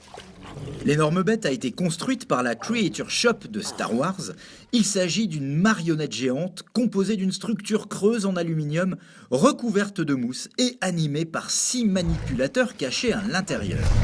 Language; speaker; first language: French; native; French